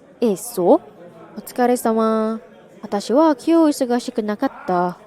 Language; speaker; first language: Japanese; non-native, learner; English